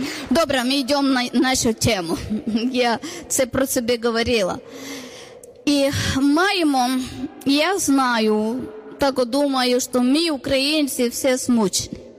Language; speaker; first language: Ukrainian; non-native, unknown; Malayalam